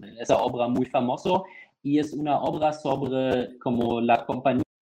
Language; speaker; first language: Spanish; non-native, fluent; German